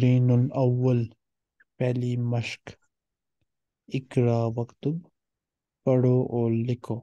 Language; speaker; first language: Urdu; native; Urdu